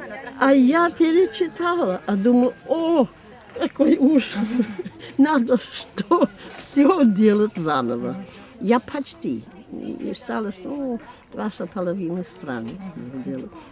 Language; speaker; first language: Russian; non-native, fluent; English